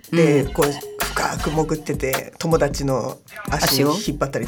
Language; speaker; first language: Japanese; native; Japanese